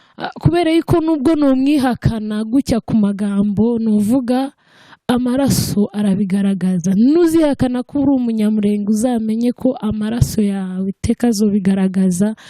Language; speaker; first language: Kinyarwanda; early bilingual, heritage; Kinyarwanda